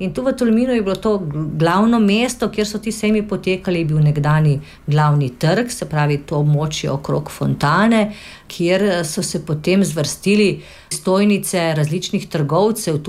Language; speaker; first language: Slovenian; native; Slovenian